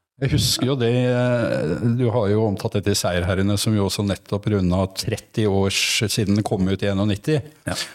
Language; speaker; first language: Norwegian; native; Norwegian